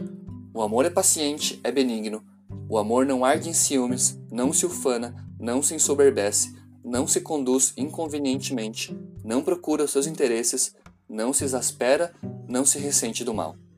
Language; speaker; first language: Portuguese; native; Portuguese